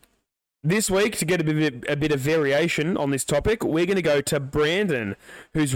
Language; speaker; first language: English; native; English